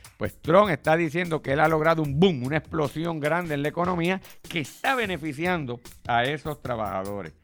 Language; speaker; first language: Spanish; native; Spanish